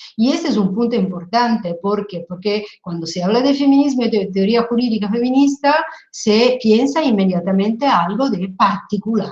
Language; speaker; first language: Spanish; non-native, fluent; Italian